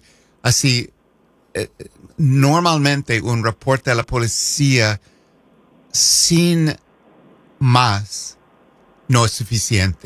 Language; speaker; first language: Spanish; non-native, fluent; English